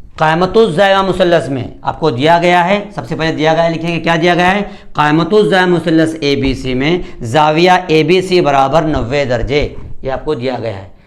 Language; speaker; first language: Urdu; native; Urdu